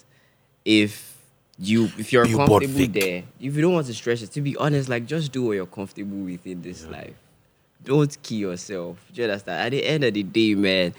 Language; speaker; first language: English; non-native, local second language; Igbo